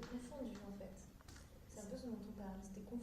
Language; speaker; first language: French; native; French